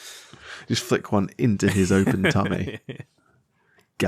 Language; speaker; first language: English; native; English